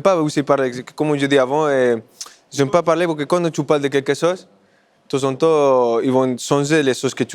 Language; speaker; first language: French; non-native, fluent; Spanish